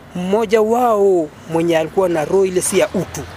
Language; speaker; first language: Swahili; non-native, local second language; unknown